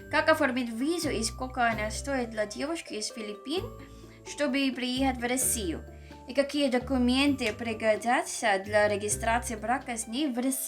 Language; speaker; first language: Russian; non-native, learner; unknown